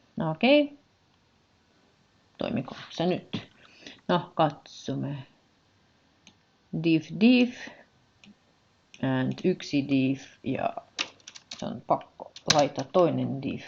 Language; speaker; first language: Finnish; non-native, learner; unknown